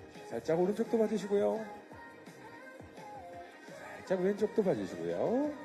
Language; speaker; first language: Korean; native; Korean